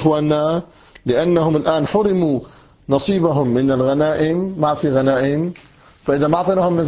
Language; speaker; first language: Arabic; native; Arabic